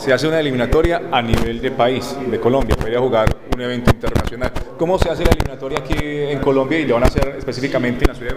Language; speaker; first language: Spanish; native; Spanish